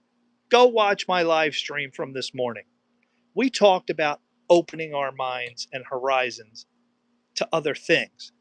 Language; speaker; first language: English; native; English